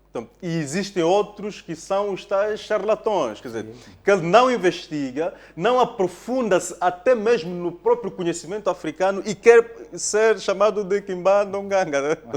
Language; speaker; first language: Portuguese; non-native, local second language; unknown